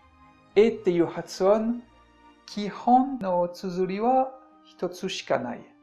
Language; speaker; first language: Japanese; non-native, fluent; French